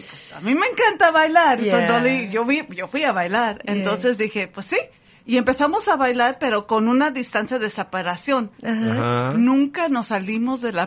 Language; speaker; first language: Spanish; early bilingual, heritage; Spanish